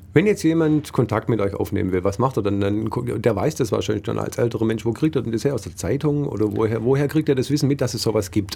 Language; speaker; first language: German; native; German